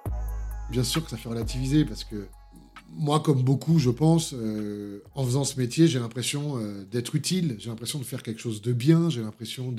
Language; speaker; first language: French; native; French